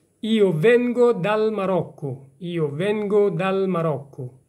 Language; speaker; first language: Italian; non-native, fluent; Persian